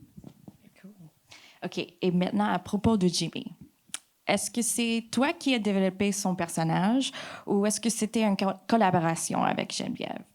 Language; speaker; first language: French; non-native, fluent; English